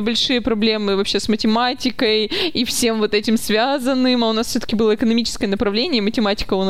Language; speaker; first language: Russian; native; Russian